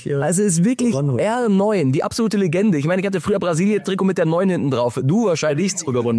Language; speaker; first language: German; native; German